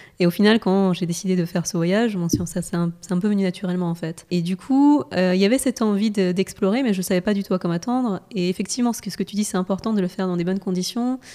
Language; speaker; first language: French; non-native, fluent; Russian